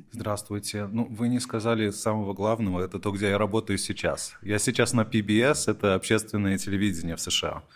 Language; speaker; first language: Russian; early bilingual, heritage; Russian